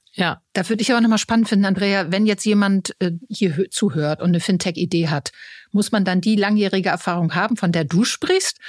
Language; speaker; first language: German; native; German